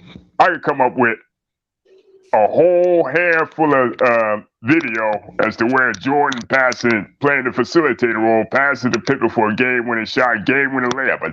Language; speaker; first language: English; native; English